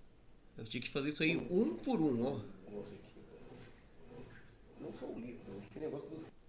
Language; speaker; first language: Portuguese; native; Portuguese